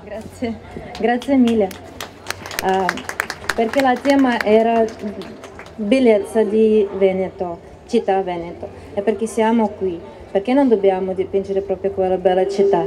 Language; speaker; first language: Italian; non-native, learner; Russian